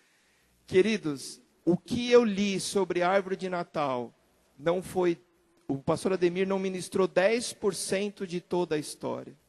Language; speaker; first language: Portuguese; native; Portuguese